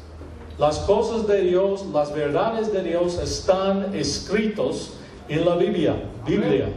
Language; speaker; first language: Spanish; non-native, fluent; English